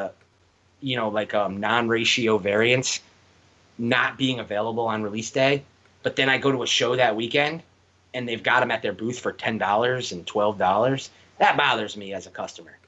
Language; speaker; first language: English; native; English